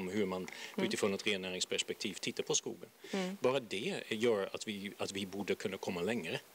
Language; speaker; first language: Swedish; non-native, fluent; Dutch